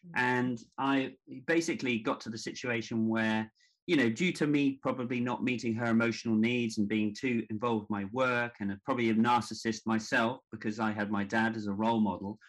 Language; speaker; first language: English; native; English